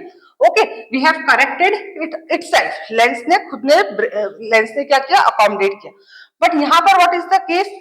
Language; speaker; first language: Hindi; native; Hindi